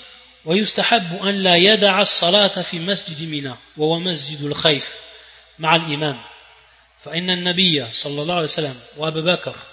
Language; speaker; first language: Arabic; non-native, fluent; French